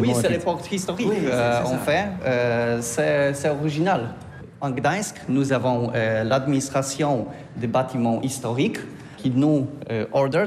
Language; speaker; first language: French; non-native, learner; Polish